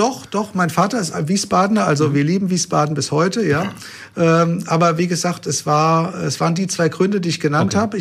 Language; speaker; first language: German; native; German